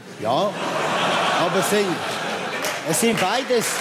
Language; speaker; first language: German; native; German